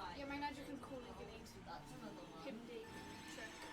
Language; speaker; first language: Welsh; non-native, local second language; English